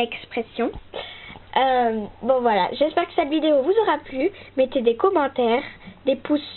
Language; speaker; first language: French; native; French